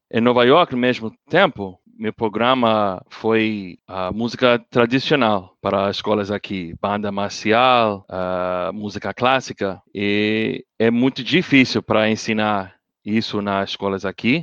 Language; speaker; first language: Portuguese; non-native, learner; English